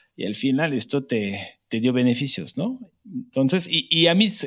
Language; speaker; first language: Spanish; non-native, fluent; French